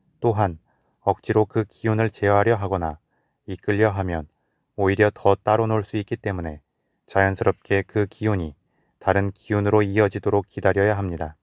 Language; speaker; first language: Korean; native; Korean